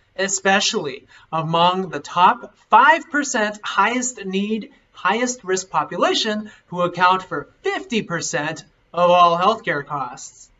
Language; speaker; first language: English; native; English